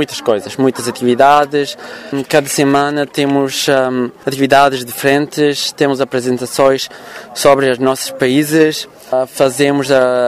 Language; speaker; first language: Portuguese; non-native, fluent; Bulgarian